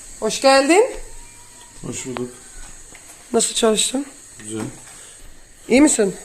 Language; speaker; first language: Turkish; non-native, learner; Dutch